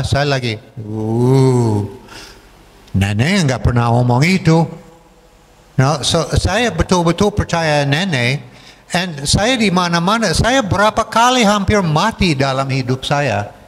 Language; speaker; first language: Indonesian; non-native, fluent; English